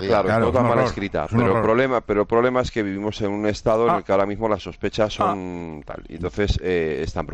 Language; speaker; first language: Spanish; native; Spanish